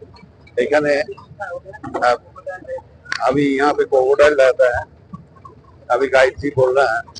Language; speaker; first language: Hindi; non-native, local second language; Bangla